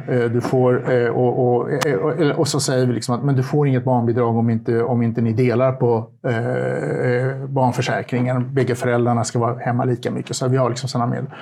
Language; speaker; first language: Swedish; early bilingual, other home language; Turkish